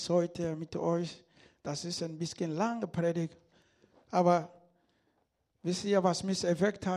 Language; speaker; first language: German; non-native, learner; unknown